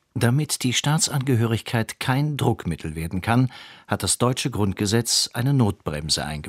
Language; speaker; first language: German; native; German